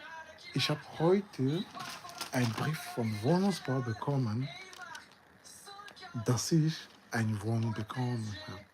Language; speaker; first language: German; non-native, learner; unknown